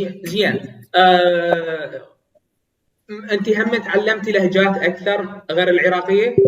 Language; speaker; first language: Arabic; native; Arabic